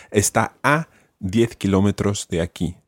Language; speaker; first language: Spanish; non-native, fluent; English